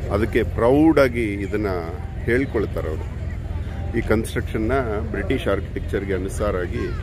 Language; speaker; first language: Kannada; native; Kannada